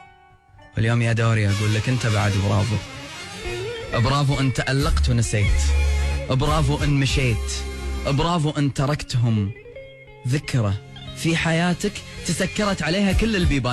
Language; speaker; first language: Arabic; native; Arabic